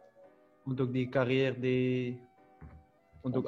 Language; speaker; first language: Indonesian; non-native, learner; Dutch